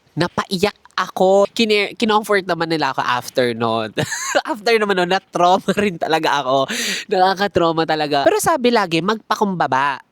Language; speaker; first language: Filipino; native; Filipino